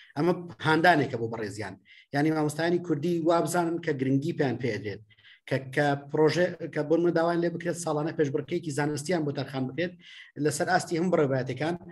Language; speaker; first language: Central Kurdish; native; Central Kurdish